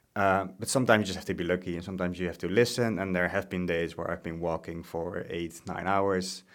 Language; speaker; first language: English; non-native, fluent; Dutch